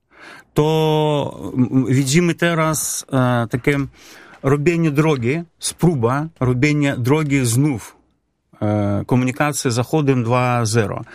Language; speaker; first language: Polish; non-native, fluent; Belarusian